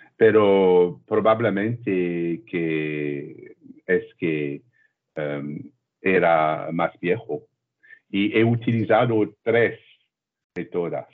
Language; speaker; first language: Spanish; non-native, learner; French